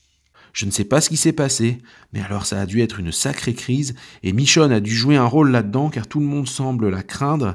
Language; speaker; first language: French; native; French